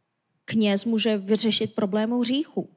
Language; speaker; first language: Czech; non-native, fluent; Korean